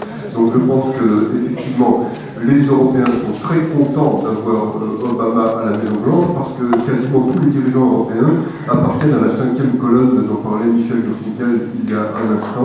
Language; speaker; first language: French; native; French